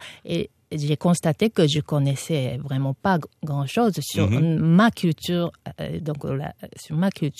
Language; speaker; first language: French; non-native, fluent; Japanese